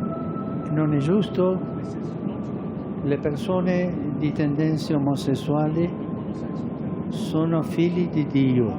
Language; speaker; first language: Italian; non-native, fluent; Spanish